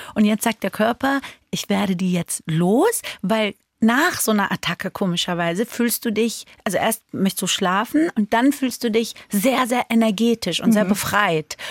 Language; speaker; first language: German; early bilingual, other home language; Persian